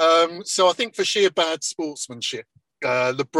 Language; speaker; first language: English; native; English